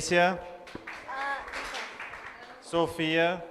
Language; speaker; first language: Portuguese; native; Portuguese